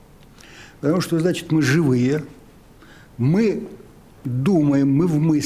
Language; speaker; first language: Russian; native; Russian